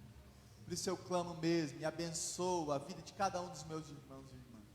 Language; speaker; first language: Portuguese; native; Portuguese